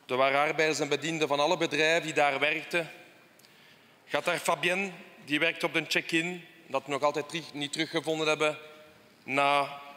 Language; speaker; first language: Dutch; non-native, local second language; French